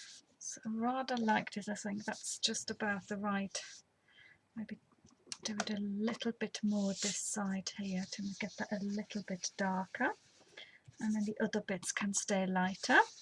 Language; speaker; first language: English; native; English